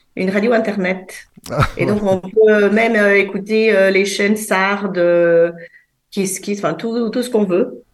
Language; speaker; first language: French; early bilingual, other home language; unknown